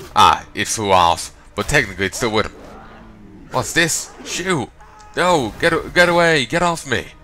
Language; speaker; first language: English; native; English